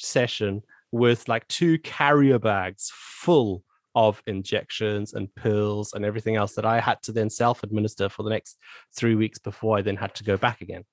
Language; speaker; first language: English; native; English